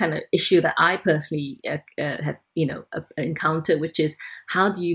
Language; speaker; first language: English; non-native, local second language; Cantonese